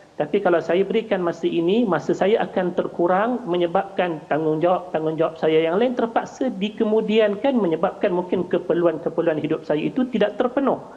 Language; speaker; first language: Malay; native; Malay